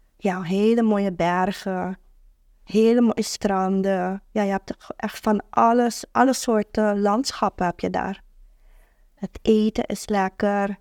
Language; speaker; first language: Dutch; non-native, local second language; Papiamento